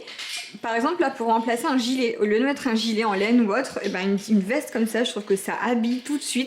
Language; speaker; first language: French; native; French